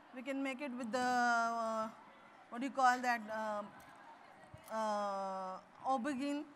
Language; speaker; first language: English; non-native, local second language; Urdu